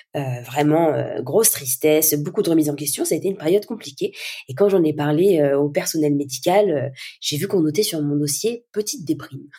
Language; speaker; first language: French; native; French